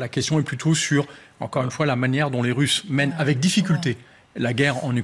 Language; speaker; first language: French; native; French